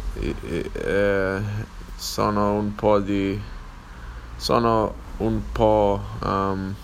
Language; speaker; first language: Italian; non-native, learner; English